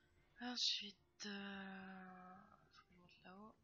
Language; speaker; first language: French; native; French